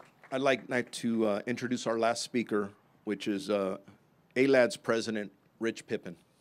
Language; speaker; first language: English; early bilingual, other home language; Spanish